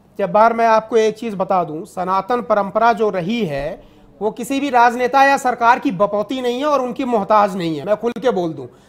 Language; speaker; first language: Hindi; native; Hindi